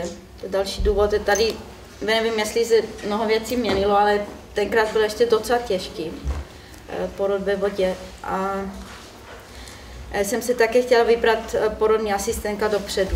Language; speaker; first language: Czech; non-native, learner; German